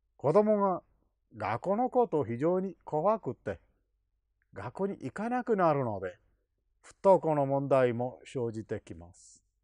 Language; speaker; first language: Japanese; non-native, fluent; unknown